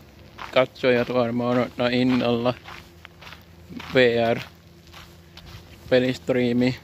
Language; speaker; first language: Finnish; native; Finnish